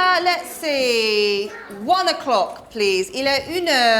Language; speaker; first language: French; non-native, fluent; English